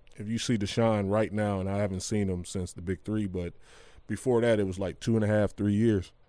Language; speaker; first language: English; native; English